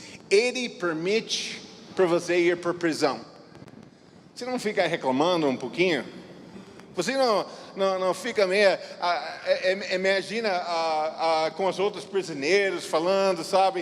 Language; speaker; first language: Portuguese; non-native, fluent; English